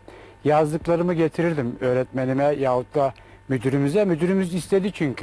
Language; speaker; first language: Turkish; native; Turkish